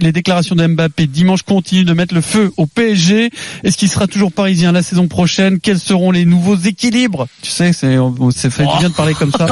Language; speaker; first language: French; native; French